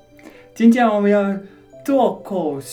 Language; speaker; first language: Chinese; non-native, learner; English